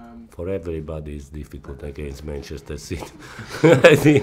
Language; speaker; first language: English; non-native, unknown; Italian